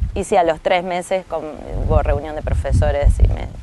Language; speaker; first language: Spanish; native; Spanish